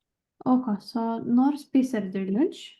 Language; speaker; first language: Norwegian; non-native, learner; Lithuanian